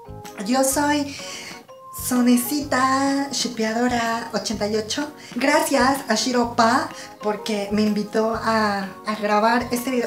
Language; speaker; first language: Spanish; native; Spanish